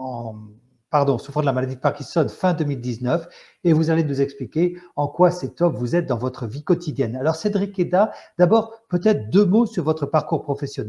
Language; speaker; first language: French; native; French